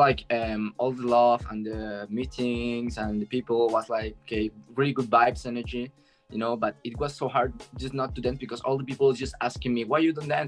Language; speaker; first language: English; non-native, learner; Spanish